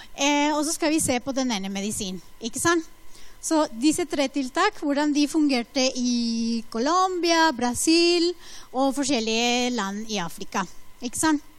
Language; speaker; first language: Norwegian; non-native, fluent; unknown